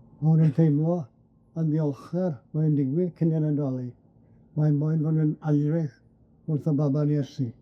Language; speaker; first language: Welsh; native; Welsh